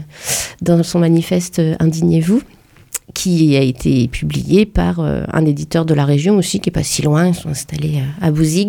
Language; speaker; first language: French; native; French